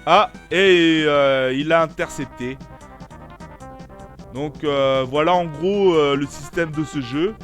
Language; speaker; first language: French; native; French